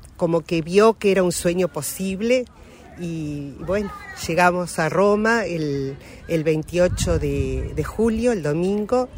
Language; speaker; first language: Spanish; native; Spanish